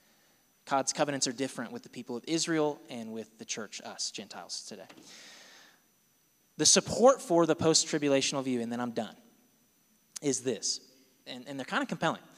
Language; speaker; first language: English; native; English